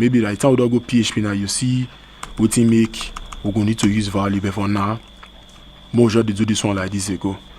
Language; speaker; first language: Nigerian Pidgin; native; Nigerian Pidgin